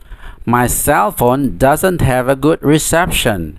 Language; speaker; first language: English; non-native, fluent; Indonesian